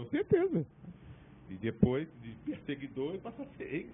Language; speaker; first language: Portuguese; native; Portuguese